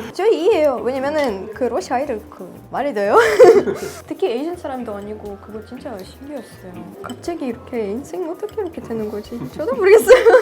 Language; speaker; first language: Korean; non-native, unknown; Russian